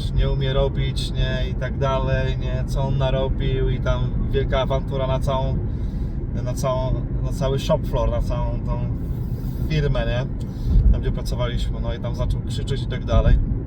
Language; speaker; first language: Polish; native; Polish